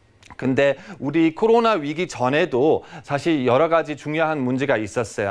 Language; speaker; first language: Korean; non-native, fluent; German